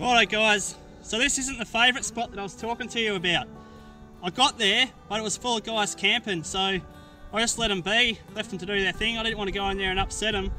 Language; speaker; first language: English; native; English